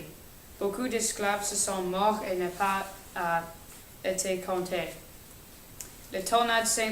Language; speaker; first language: French; non-native, learner; English